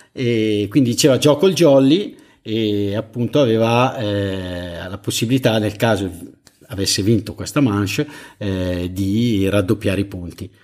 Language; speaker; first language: Italian; native; Italian